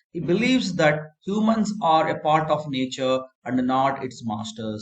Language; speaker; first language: English; non-native, local second language; Telugu